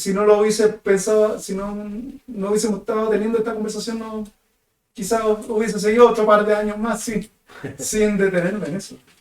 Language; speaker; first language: Spanish; native; Spanish